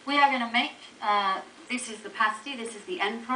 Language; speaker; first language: English; native; English